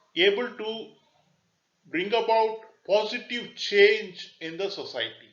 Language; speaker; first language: English; non-native, local second language; Tamil